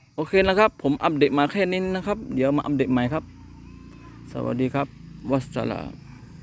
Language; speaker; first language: Thai; non-native, local second language; Malay